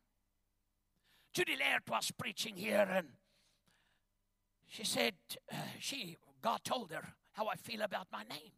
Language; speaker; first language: English; non-native, local second language; Afrikaans